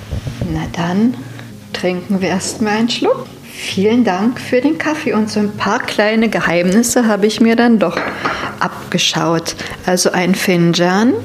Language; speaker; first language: German; native; German